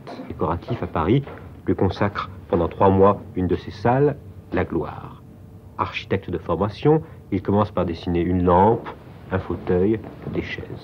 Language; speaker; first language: French; native; French